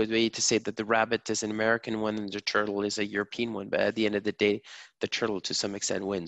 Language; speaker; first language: English; non-native, fluent; German